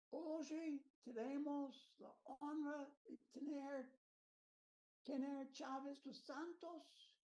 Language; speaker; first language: Portuguese; non-native, learner; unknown